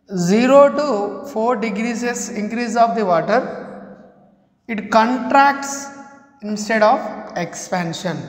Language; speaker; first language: English; non-native, local second language; Telugu